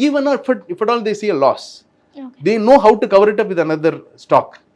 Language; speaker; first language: English; non-native, local second language; Tamil